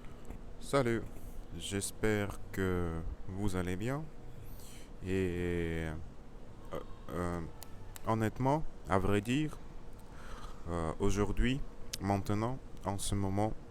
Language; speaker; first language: French; non-native, learner; Russian